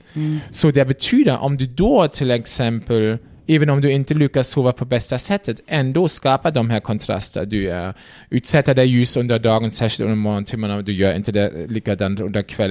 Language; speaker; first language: Swedish; non-native, fluent; German